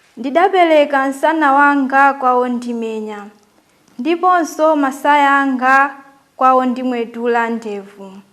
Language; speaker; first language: Nyanja; native; Nyanja